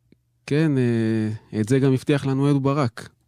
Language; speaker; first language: Hebrew; native; Hebrew